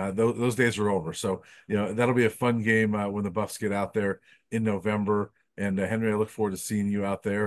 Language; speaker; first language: English; native; English